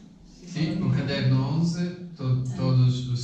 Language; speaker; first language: Portuguese; non-native, fluent; Italian